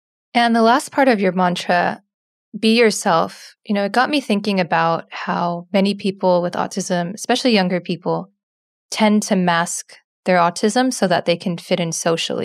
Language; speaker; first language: English; native; English